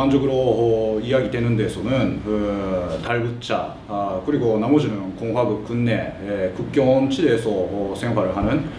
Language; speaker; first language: Korean; early bilingual, heritage; Korean